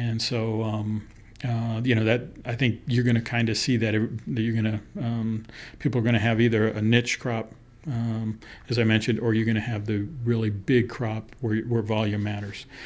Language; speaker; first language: English; early bilingual, other home language; Spanish